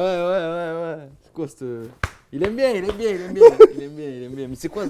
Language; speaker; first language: French; native; French